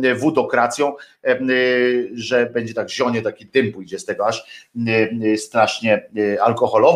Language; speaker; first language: Polish; native; Polish